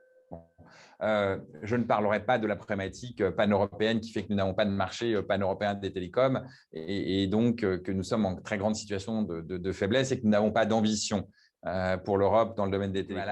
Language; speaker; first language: French; native; French